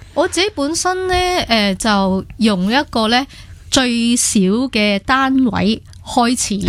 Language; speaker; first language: Cantonese; native; Cantonese